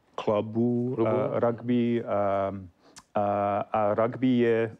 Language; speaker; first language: Czech; non-native, learner; English